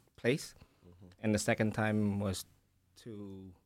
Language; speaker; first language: English; early bilingual, other home language; Indonesian